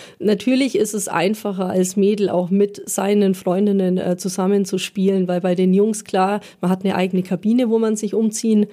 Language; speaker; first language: German; native; German